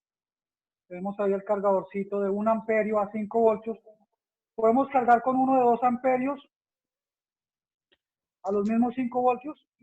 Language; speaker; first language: Spanish; native; Spanish